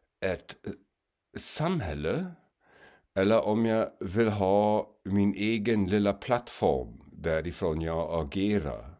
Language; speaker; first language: Swedish; non-native, fluent; German